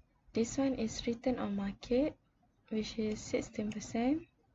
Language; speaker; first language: English; non-native, local second language; Malay